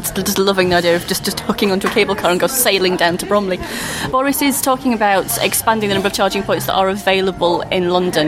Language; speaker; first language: English; native; English